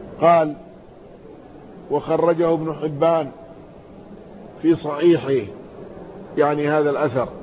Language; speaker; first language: Arabic; native; Arabic